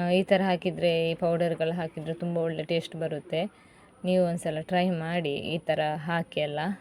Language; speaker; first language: Kannada; native; Kannada